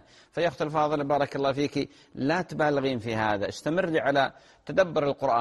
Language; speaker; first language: Arabic; native; Arabic